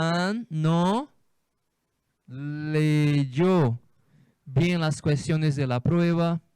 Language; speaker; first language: Spanish; non-native, fluent; Portuguese